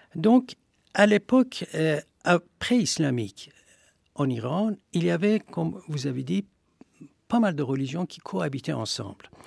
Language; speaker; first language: French; non-native, fluent; Persian